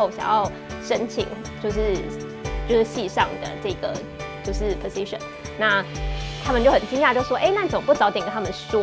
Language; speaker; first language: Chinese; native; Chinese